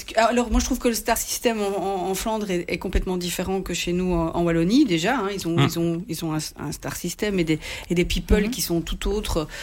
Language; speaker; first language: French; native; French